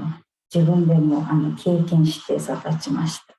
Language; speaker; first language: Japanese; non-native, fluent; Mongolian